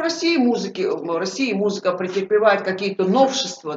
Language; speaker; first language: Russian; native; Russian